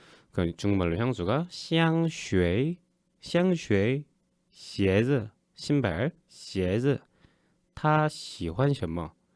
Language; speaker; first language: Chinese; non-native, fluent; Korean